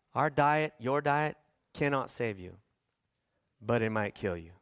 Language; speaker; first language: English; early bilingual, other home language; Spanish